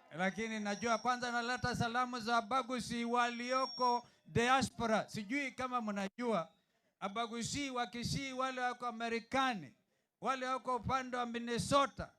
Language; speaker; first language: Swahili; non-native, local second language; Gusii